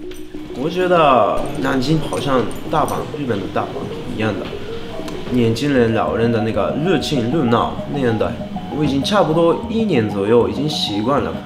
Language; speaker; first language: Chinese; non-native, fluent; Japanese